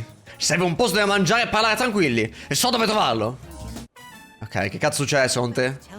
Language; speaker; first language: Italian; native; Italian